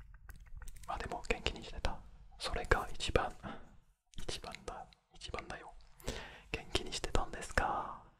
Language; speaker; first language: Japanese; non-native, fluent; French